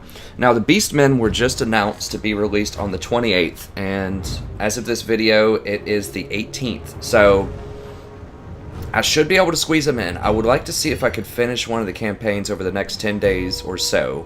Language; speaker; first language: English; native; English